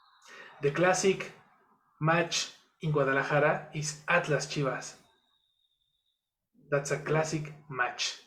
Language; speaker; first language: English; non-native, fluent; Spanish